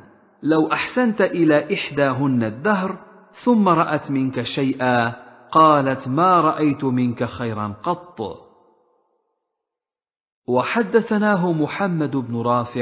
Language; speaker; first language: Arabic; native; Arabic